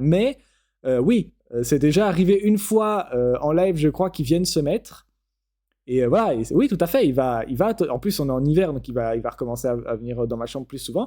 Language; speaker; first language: French; native; French